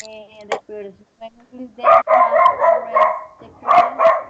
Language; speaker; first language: English; non-native, learner; Spanish